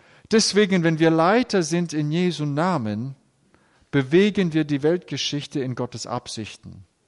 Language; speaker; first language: German; native; German